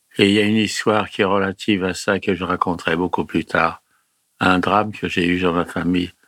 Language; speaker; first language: French; early bilingual, other home language; Italian